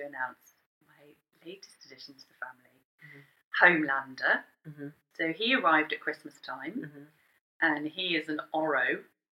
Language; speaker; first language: English; native; English